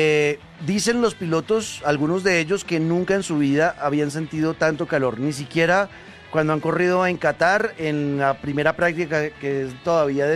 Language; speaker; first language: Spanish; native; Spanish